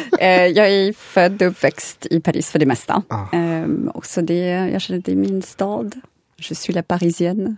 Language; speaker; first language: Swedish; non-native, fluent; French